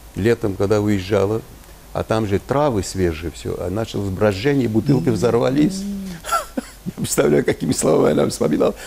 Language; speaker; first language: Russian; non-native, local second language; Armenian